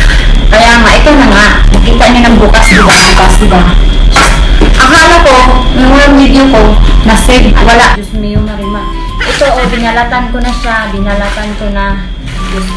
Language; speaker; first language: Filipino; non-native, local second language; Cebuano